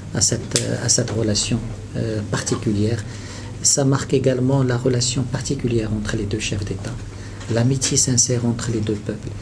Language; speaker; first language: French; non-native, local second language; Arabic